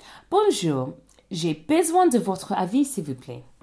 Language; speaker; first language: French; non-native, learner; English